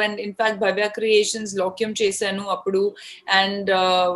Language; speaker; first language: Telugu; non-native, fluent; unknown